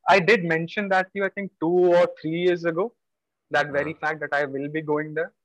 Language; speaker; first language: English; non-native, local second language; Odia